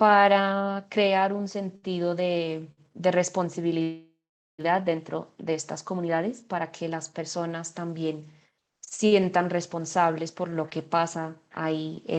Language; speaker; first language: Spanish; non-native, fluent; English